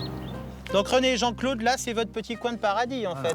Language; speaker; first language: French; native; French